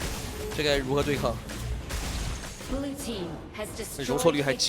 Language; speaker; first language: Chinese; native; Chinese